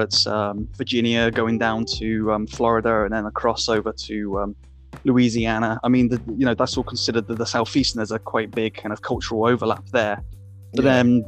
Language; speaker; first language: English; native; English